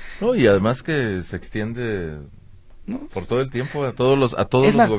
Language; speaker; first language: Spanish; native; Spanish